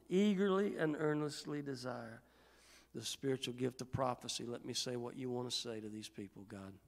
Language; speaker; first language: English; native; English